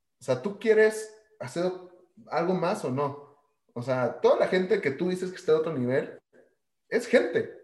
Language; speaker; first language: Spanish; native; Spanish